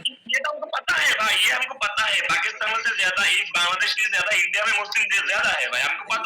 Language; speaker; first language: Hindi; non-native, learner; Bangla